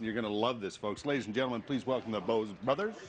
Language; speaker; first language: English; native; English